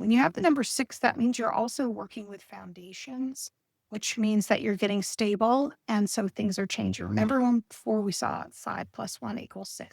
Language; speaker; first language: English; native; English